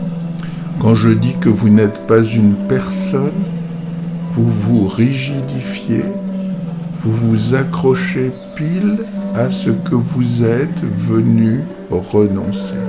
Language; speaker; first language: French; native; French